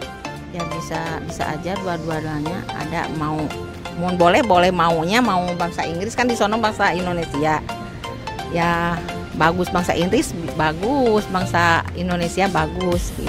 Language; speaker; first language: Indonesian; non-native, local second language; Sundanese